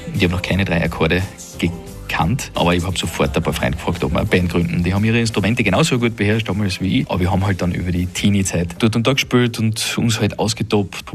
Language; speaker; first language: German; native; German